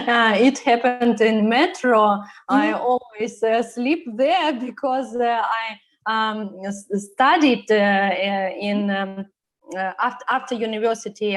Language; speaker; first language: English; non-native, learner; Russian